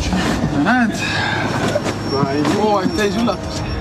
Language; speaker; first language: Estonian; native; Estonian